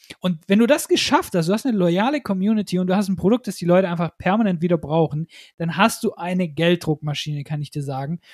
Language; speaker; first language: German; native; German